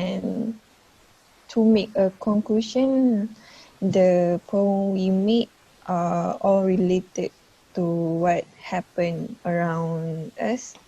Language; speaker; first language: English; non-native, fluent; Malay